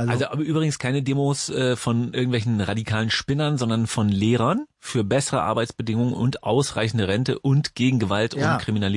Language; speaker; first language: German; native; German